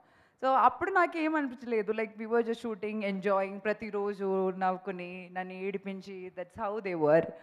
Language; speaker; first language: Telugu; non-native, local second language; Malayalam